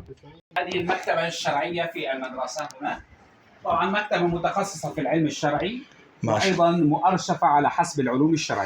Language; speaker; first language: Arabic; native; Arabic